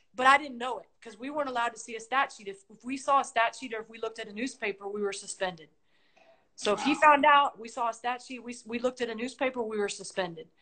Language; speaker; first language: English; native; English